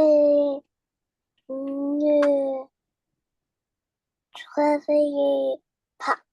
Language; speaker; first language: French; non-native, fluent; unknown